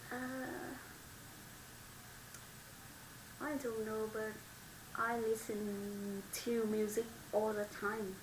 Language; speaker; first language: English; non-native, learner; Vietnamese